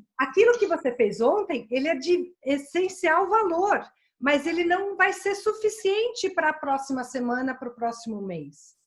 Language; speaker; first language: Portuguese; native; Portuguese